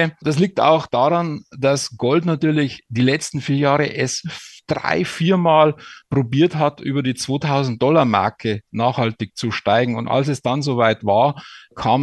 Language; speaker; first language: German; native; German